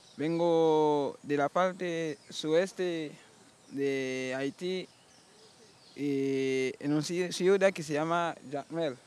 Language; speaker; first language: Spanish; non-native, learner; Haitian Creole